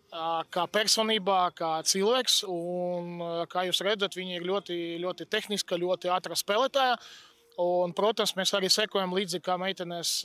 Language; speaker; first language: Latvian; non-native, local second language; Russian